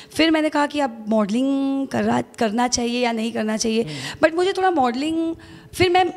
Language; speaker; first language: Hindi; native; Hindi